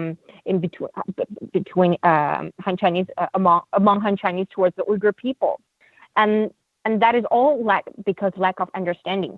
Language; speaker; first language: English; non-native, fluent; Uyghur